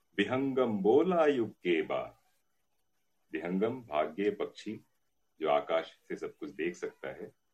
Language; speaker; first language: Hindi; native; Hindi